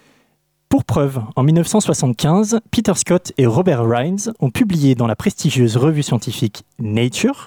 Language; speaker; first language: French; native; French